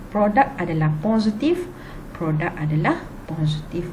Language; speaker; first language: Malay; native; Malay